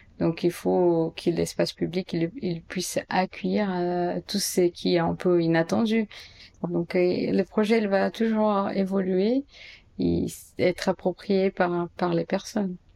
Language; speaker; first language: French; non-native, fluent; Portuguese